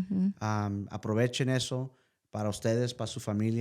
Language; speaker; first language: Spanish; early bilingual, heritage; Spanish